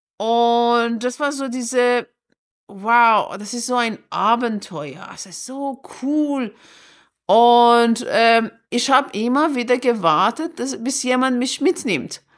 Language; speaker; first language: German; non-native, fluent; Persian